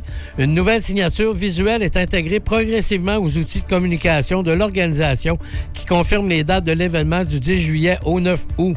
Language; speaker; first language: French; native; French